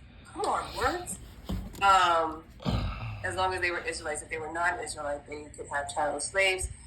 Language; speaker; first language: English; native; English